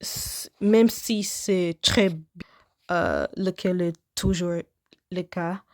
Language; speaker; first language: French; non-native, learner; English